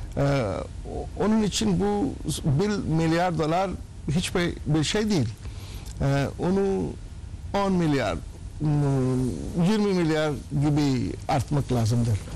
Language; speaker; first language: Turkish; non-native, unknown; Urdu